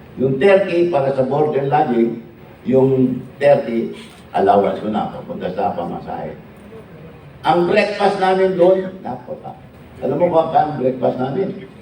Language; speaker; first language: Filipino; non-native, local second language; Iloko